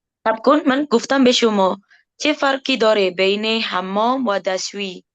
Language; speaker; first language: Persian; non-native, fluent; Indonesian